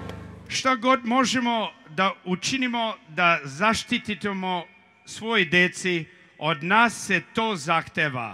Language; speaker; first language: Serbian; early bilingual, heritage; Serbian